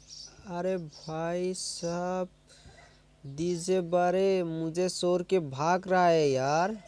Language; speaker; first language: Hindi; non-native, local second language; Assamese